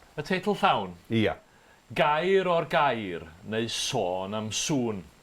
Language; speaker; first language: Welsh; native; Welsh